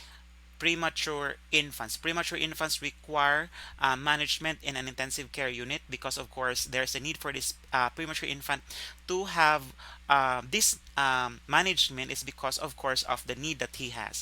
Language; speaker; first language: English; non-native, local second language; Filipino